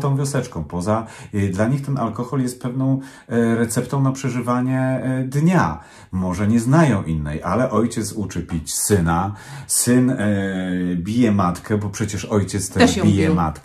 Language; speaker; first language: Polish; native; Polish